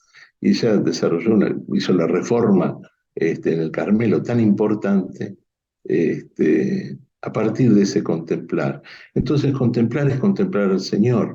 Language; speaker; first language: Spanish; native; Spanish